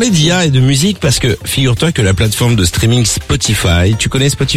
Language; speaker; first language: French; native; French